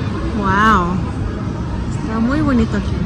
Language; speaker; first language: Spanish; early bilingual, heritage; Spanish